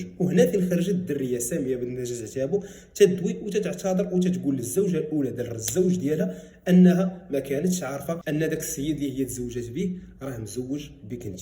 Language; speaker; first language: Arabic; native; Arabic